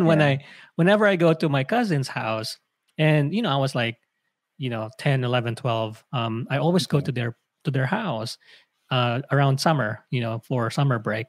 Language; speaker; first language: English; non-native, local second language; Filipino